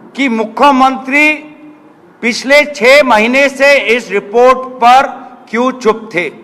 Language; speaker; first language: Hindi; non-native, local second language; Assamese